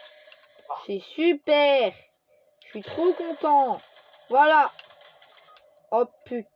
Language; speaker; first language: French; native; French